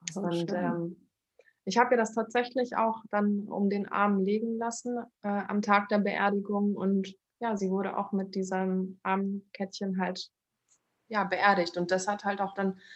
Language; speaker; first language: German; early bilingual, other home language; Turkish